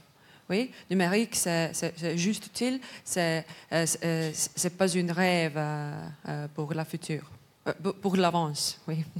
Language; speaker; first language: French; non-native, learner; Estonian